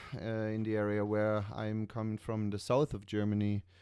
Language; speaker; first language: English; non-native, fluent; German